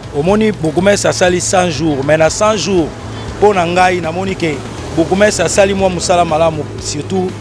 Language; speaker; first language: Lingala; native; Lingala